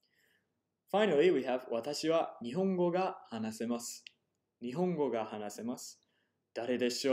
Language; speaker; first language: Japanese; non-native, fluent; English